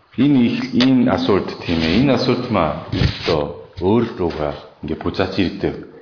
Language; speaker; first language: Mongolian; non-native, fluent; Korean